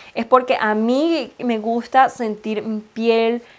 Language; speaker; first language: Spanish; non-native, fluent; Chinese